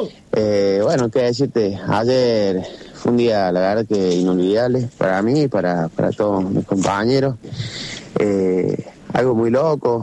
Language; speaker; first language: Spanish; native; Spanish